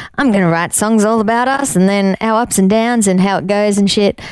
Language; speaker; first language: English; native; English